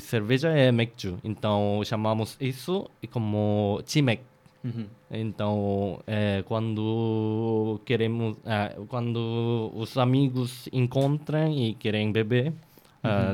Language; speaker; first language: Portuguese; non-native, fluent; Korean